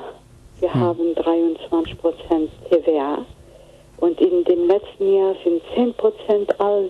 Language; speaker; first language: German; non-native, fluent; Greek